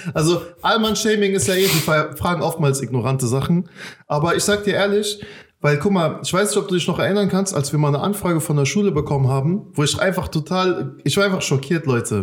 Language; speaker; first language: German; native; German